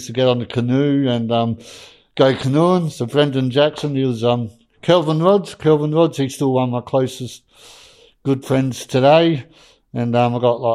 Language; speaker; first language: English; native; English